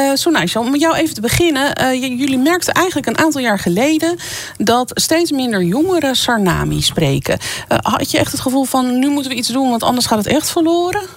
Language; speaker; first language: Dutch; native; Dutch